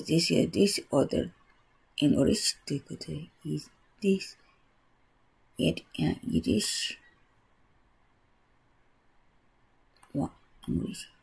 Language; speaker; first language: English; non-native, learner; Japanese